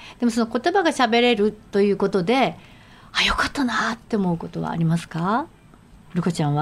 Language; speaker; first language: Japanese; native; Japanese